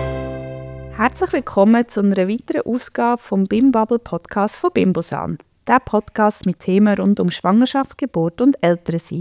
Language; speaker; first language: German; native; German